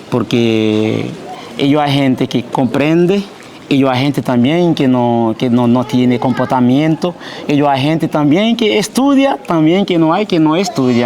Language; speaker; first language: Spanish; early bilingual, heritage; Haitian Creole